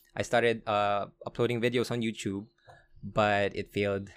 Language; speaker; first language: English; non-native, local second language; Filipino